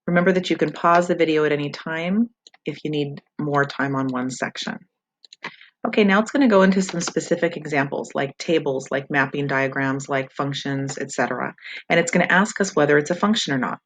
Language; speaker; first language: English; native; English